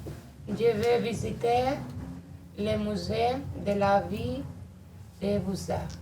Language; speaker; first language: French; non-native, learner; Spanish